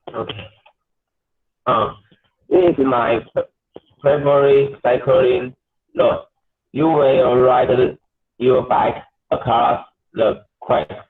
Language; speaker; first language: English; non-native, learner; Chinese